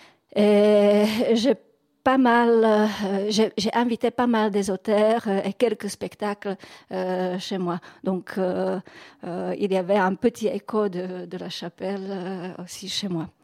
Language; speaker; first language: French; non-native, fluent; Czech